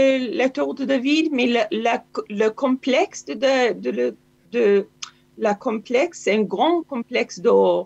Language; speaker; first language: French; non-native, learner; Hebrew